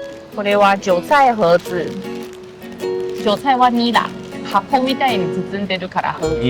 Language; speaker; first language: Japanese; non-native, fluent; Chinese